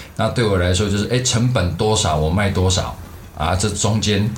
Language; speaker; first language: Chinese; non-native, local second language; Min Nan Chinese